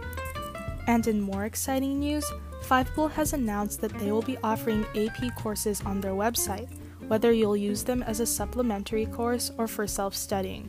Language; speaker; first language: English; native; English